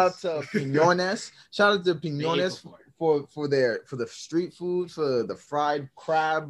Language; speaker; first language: English; native; English